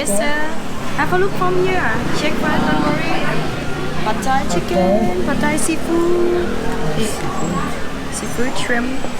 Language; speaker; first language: English; non-native, learner; Thai